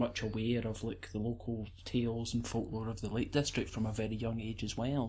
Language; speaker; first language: English; native; English